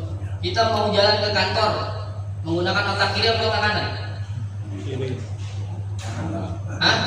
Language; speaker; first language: Indonesian; native; Indonesian